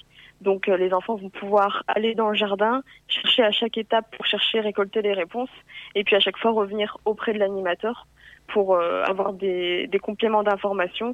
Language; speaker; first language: French; native; French